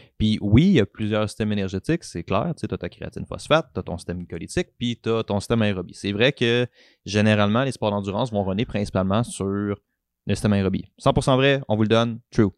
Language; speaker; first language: French; native; French